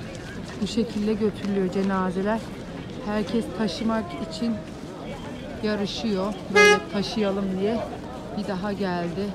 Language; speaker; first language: Turkish; native; Turkish